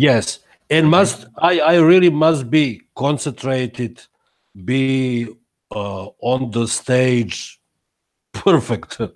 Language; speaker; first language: English; non-native, learner; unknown